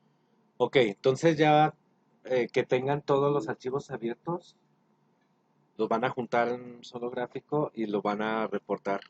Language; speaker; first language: Spanish; native; Spanish